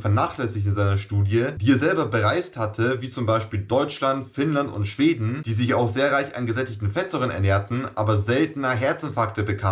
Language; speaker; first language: German; native; German